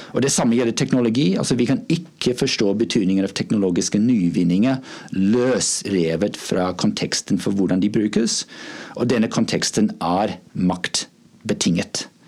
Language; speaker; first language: Norwegian; non-native, fluent; English